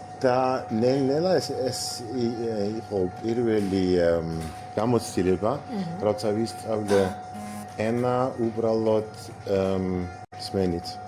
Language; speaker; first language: Georgian; non-native, learner; German